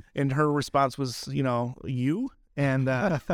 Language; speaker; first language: English; native; English